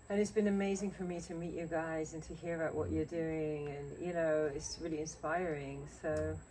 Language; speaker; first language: English; native; English